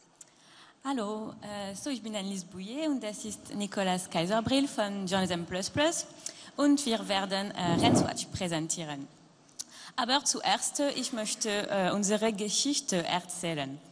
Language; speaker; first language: German; non-native, fluent; French